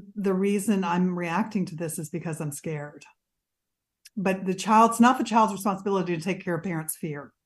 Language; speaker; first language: English; native; English